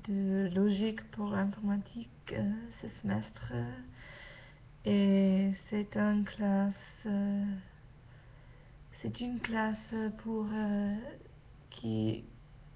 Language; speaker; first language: French; non-native, learner; English